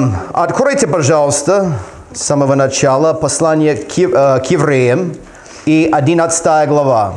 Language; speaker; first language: Russian; non-native, fluent; English